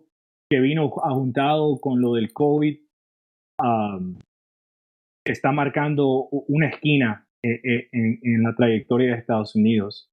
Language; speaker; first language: Spanish; early bilingual, heritage; Spanish